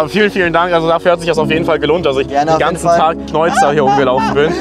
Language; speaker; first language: German; native; German